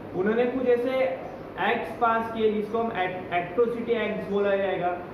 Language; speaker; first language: Hindi; native; Hindi